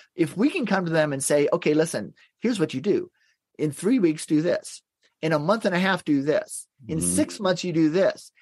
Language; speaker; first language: English; native; English